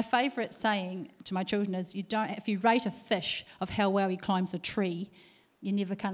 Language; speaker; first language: English; native; English